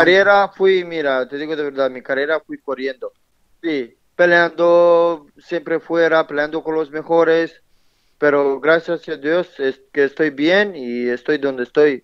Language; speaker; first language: Spanish; non-native, learner; Romanian